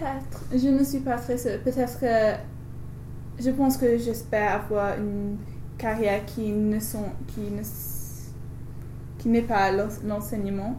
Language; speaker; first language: French; non-native, learner; English